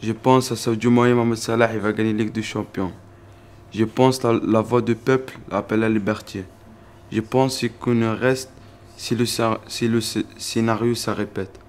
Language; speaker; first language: French; non-native, learner; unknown